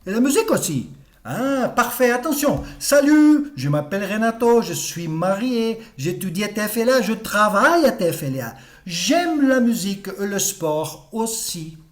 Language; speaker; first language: French; non-native, fluent; Portuguese